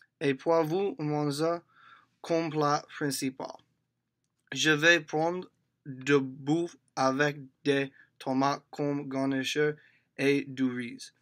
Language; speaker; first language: French; non-native, learner; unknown